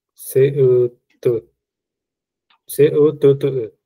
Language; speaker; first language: French; non-native, learner; Punjabi